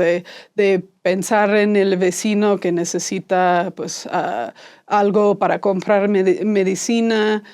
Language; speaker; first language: Spanish; non-native, fluent; English